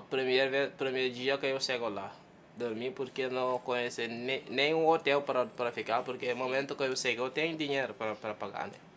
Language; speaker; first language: Portuguese; non-native, learner; Wolof